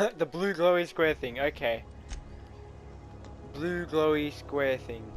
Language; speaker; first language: English; native; English